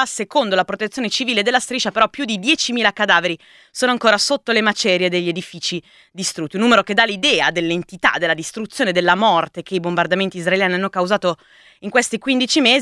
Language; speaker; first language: Italian; native; Italian